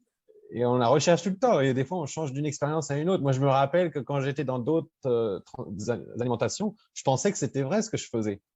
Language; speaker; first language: French; native; French